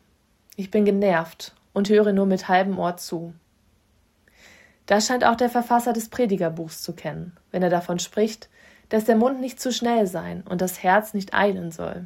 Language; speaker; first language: German; native; German